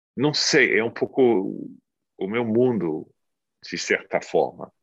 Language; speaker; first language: Portuguese; non-native, fluent; English